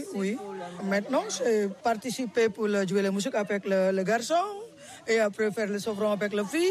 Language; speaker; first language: French; non-native, learner; Indonesian